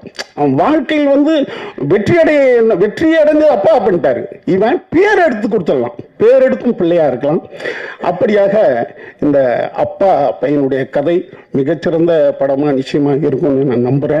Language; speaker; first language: Tamil; native; Tamil